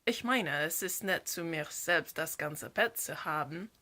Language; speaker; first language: German; non-native, learner; English